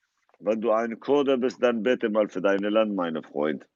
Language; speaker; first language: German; non-native, fluent; Kurdish